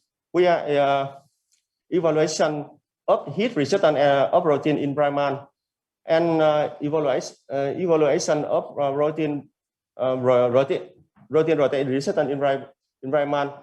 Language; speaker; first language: English; non-native, learner; Vietnamese